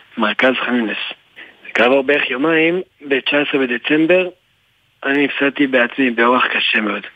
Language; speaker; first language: Hebrew; early bilingual, other home language; French